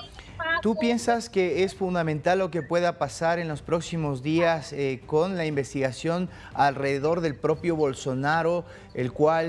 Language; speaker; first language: Spanish; native; Spanish